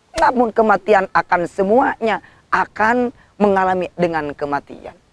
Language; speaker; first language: Indonesian; non-native, local second language; Sundanese